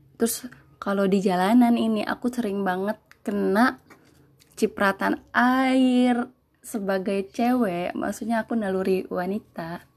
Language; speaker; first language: Indonesian; non-native, local second language; Sundanese